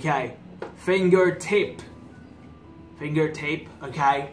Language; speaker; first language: English; non-native, fluent; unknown